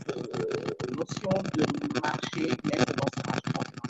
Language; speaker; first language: French; non-native, local second language; Wolof